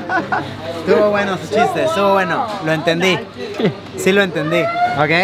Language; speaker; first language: Spanish; native; Spanish